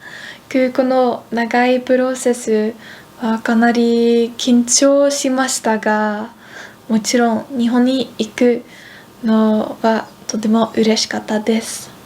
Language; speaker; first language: Japanese; non-native, fluent; Dutch